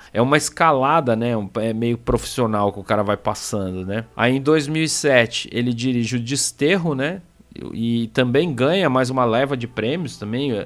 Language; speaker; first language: Portuguese; native; Portuguese